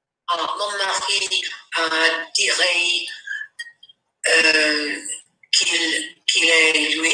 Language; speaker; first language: French; non-native, learner; English